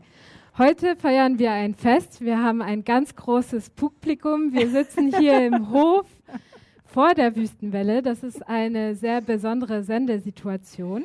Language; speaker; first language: German; native; German